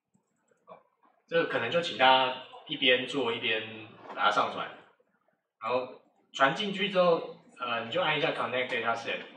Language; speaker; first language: Chinese; native; Chinese